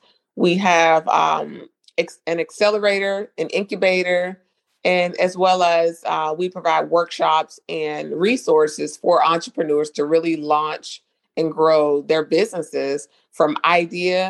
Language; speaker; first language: English; native; English